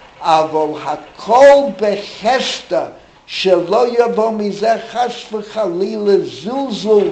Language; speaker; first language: Hebrew; non-native, fluent; English